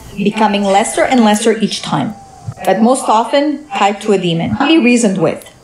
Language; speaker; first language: English; native; English